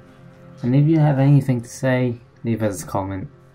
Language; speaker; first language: English; non-native, fluent; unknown